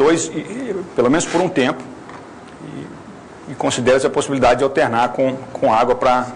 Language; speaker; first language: Portuguese; native; Portuguese